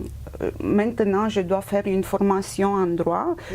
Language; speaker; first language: French; non-native, fluent; Romanian